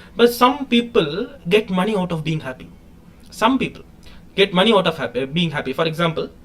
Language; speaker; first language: English; non-native, local second language; Tamil